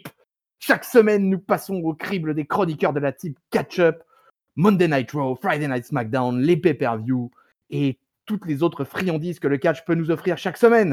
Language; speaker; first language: French; native; French